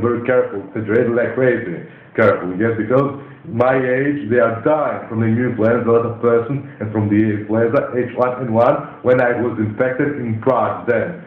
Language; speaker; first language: English; non-native, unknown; Greek